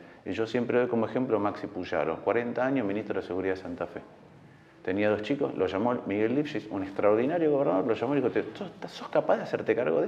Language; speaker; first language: Spanish; native; Spanish